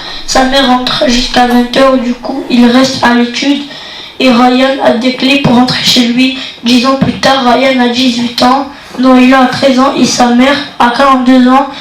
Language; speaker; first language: French; native; French